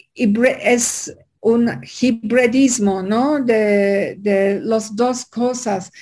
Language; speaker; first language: Spanish; non-native, fluent; English